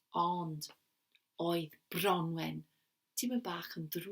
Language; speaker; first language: Welsh; non-native, learner; English